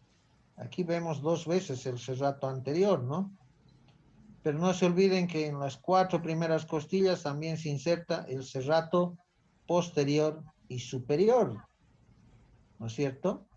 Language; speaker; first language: Spanish; native; Spanish